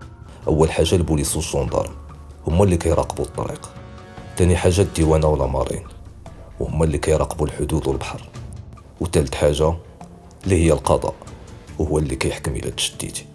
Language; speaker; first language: Arabic; native; Arabic